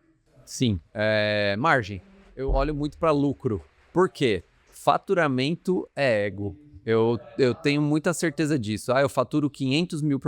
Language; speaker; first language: Portuguese; native; Portuguese